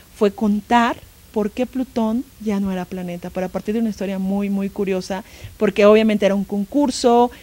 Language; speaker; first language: Spanish; native; Spanish